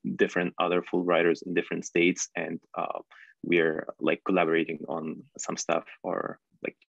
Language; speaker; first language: English; non-native, fluent; Arabic